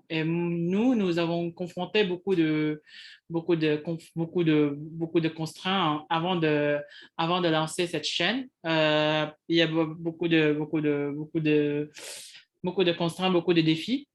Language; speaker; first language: French; non-native, fluent; Indonesian